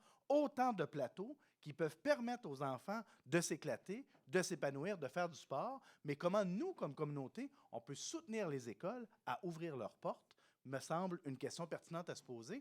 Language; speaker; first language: French; native; French